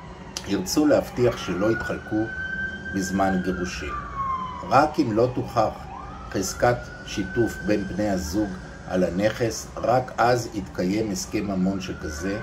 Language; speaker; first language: Hebrew; native; Hebrew